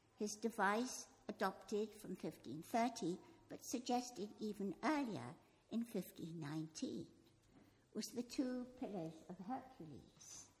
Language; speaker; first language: English; native; English